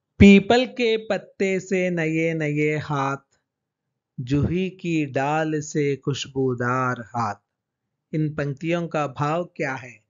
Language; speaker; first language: Hindi; non-native, local second language; Telugu